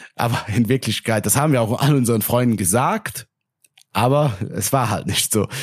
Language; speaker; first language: German; non-native, local second language; Luxembourgish